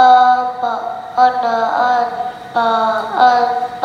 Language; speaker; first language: English; non-native, learner; Vietnamese